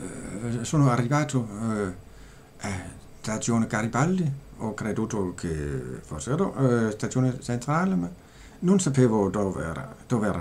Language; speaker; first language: Italian; non-native, learner; Danish